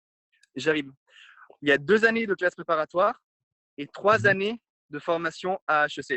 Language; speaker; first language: French; non-native, fluent; Italian